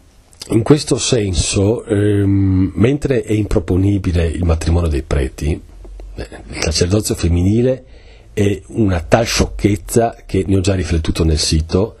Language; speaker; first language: Italian; native; Italian